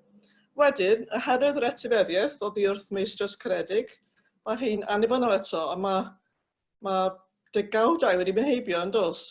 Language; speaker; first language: Welsh; native; Welsh